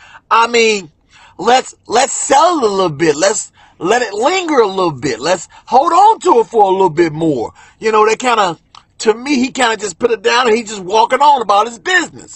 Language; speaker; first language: English; native; English